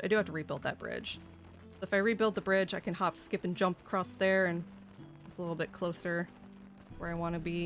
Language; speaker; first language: English; native; English